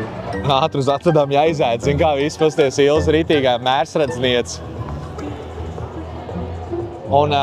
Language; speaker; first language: Latvian; native; Latvian